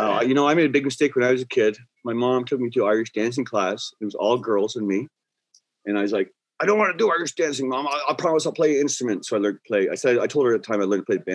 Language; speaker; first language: English; native; English